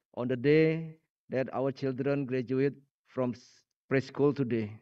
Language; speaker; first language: English; non-native, learner; Indonesian